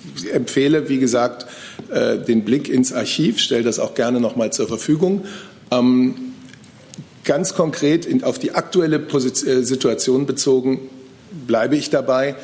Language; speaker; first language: German; native; German